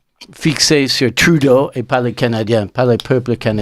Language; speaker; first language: French; non-native, learner; English